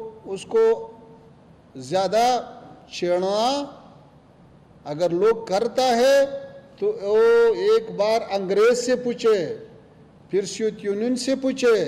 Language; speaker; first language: Hindi; non-native, fluent; Pashto